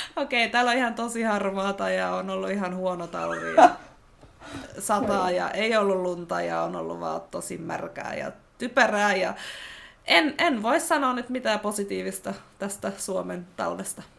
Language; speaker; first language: Finnish; non-native, fluent; German